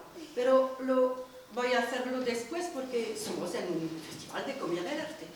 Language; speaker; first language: Spanish; non-native, learner; French